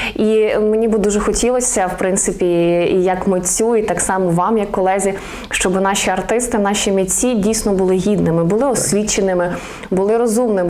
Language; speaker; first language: Ukrainian; native; Ukrainian